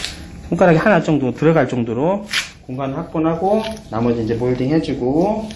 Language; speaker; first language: Korean; native; Korean